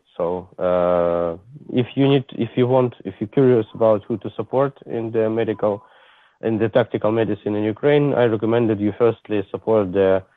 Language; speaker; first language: English; non-native, learner; Ukrainian